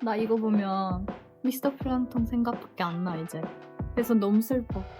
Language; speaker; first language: Korean; non-native, fluent; Turkish